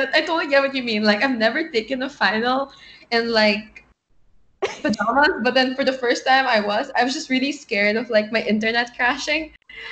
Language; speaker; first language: English; non-native, local second language; Filipino